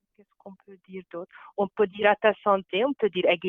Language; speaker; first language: French; non-native, fluent; Hungarian